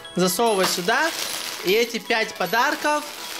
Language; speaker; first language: Russian; native; Russian